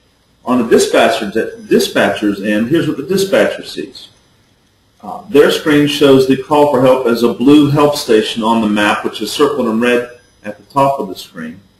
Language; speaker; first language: English; native; English